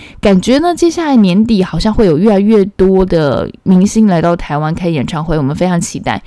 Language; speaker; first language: Chinese; non-native, fluent; Korean